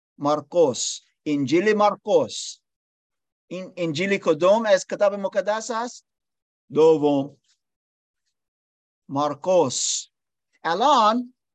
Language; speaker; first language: Persian; non-native, learner; English